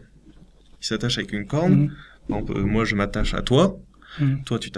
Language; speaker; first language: French; native; French